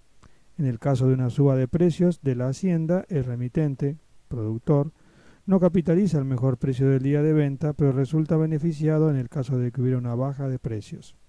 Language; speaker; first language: Spanish; native; Spanish